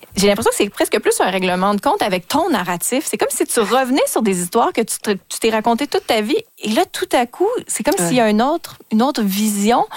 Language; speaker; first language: French; native; French